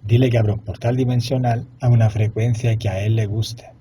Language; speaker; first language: Spanish; non-native, fluent; Italian